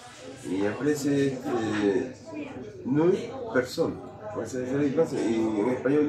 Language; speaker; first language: French; non-native, fluent; Spanish